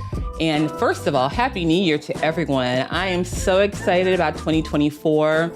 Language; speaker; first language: English; native; English